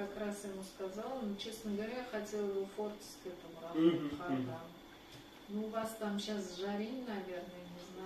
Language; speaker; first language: Russian; native; Russian